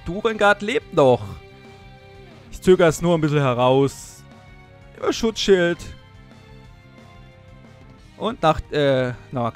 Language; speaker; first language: German; native; German